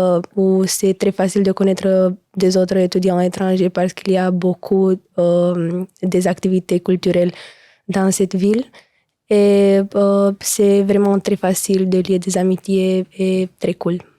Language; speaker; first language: French; non-native, learner; Romanian